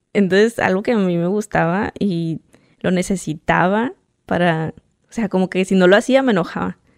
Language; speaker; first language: Spanish; native; Spanish